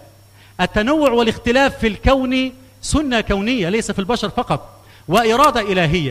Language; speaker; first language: Arabic; native; Arabic